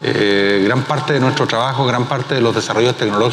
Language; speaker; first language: Spanish; native; Spanish